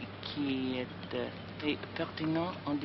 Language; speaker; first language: French; non-native, learner; English